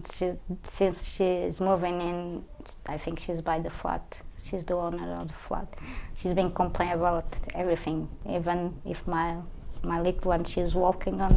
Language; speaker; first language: English; non-native, learner; Portuguese